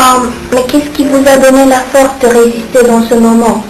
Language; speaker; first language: French; non-native, learner; Romanian